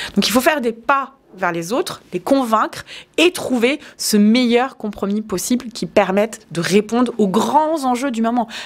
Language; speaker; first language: French; native; French